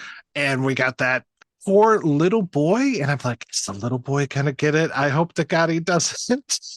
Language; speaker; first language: English; native; English